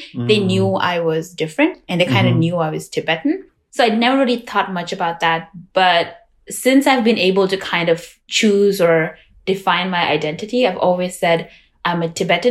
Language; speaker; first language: English; non-native, local second language; Tibetan